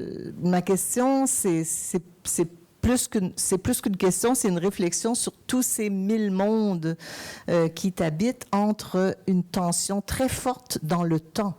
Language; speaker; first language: French; native; French